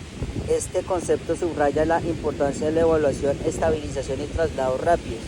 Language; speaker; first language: Spanish; native; Spanish